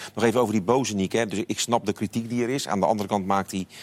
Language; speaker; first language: Dutch; native; Dutch